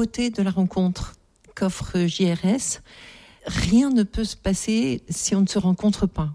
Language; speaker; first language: French; native; French